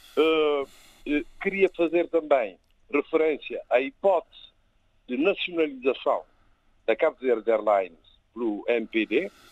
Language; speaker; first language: Portuguese; non-native, local second language; Kabuverdianu